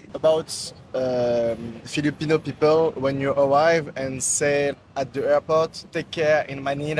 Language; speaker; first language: English; non-native, learner; French